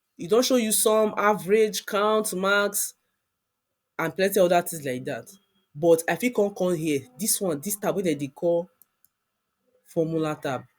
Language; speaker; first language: Nigerian Pidgin; non-native, local second language; Yoruba